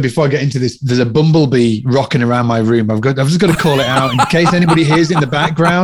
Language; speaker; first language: English; native; English